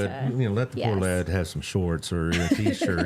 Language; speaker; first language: English; native; English